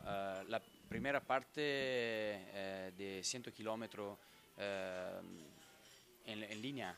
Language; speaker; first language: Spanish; non-native, learner; Italian